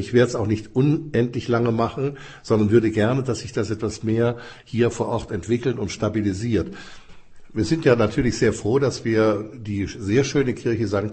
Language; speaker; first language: German; native; German